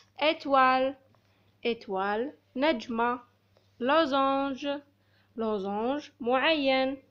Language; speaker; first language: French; non-native, local second language; Arabic